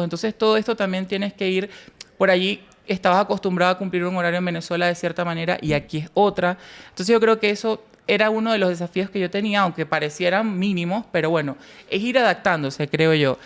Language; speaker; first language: Spanish; native; Spanish